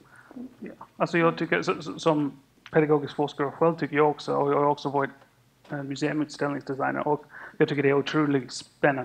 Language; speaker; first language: Swedish; non-native, fluent; English